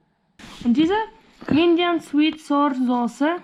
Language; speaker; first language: German; non-native, learner; Bulgarian